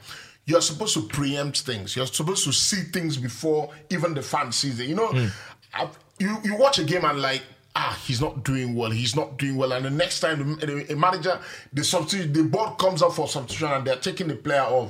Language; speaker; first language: English; non-native, local second language; Yoruba